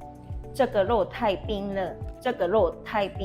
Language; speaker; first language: Chinese; non-native, learner; Filipino